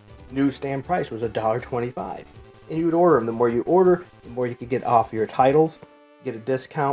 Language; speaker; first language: English; native; English